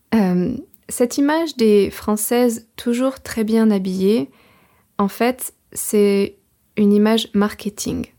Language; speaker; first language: French; native; French